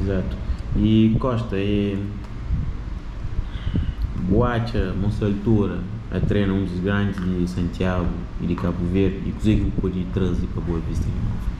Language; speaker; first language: Portuguese; non-native, local second language; Kabuverdianu